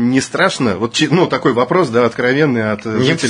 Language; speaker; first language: Russian; native; Russian